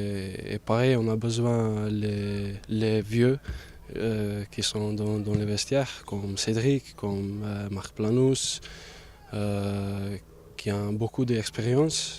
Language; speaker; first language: French; non-native, learner; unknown